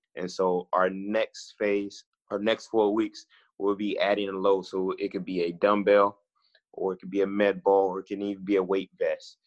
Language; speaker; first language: English; native; English